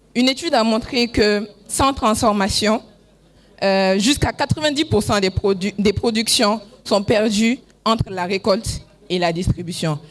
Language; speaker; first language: French; non-native, local second language; Bambara